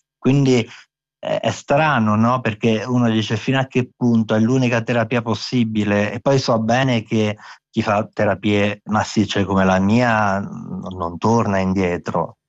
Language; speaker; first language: Italian; non-native, local second language; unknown